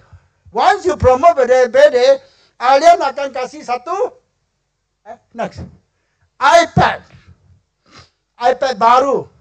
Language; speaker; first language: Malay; non-native, local second language; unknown